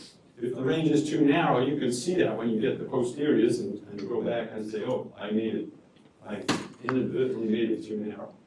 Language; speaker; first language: English; native; English